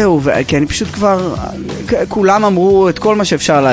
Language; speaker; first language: Hebrew; native; Hebrew